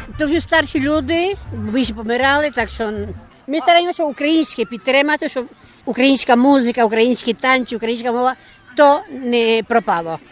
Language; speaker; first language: Ukrainian; early bilingual, heritage; Ukrainian